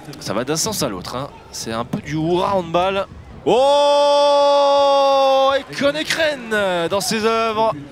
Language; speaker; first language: French; native; French